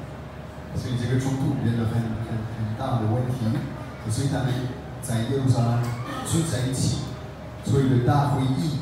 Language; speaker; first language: Chinese; non-native, fluent; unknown